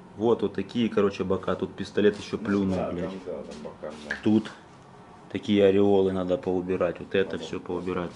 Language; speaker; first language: Russian; native; Russian